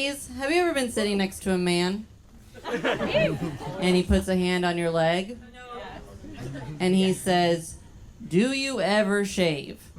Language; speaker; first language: English; native; English